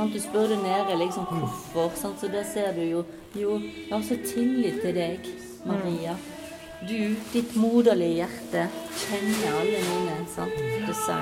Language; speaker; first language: Norwegian; native; Norwegian